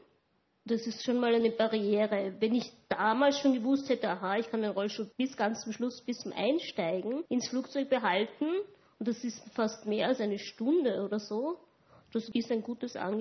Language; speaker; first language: German; native; German